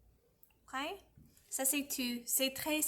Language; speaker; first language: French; non-native, fluent; English